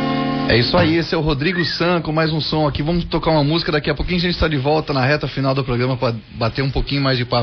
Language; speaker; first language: Portuguese; native; Portuguese